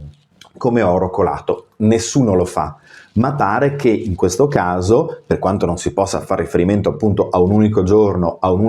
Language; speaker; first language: Italian; native; Italian